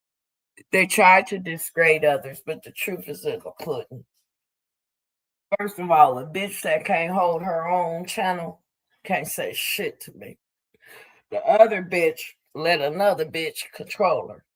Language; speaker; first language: English; native; English